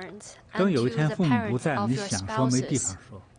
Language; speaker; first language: Chinese; native; Chinese